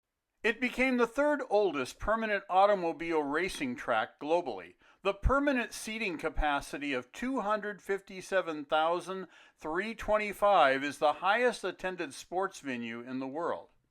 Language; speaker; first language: English; native; English